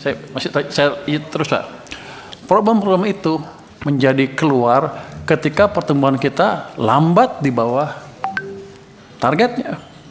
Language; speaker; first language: Indonesian; native; Indonesian